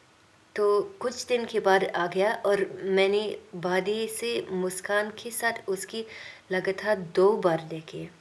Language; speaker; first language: Hindi; non-native, learner; English